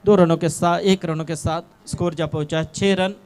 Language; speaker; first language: Hindi; non-native, local second language; Marathi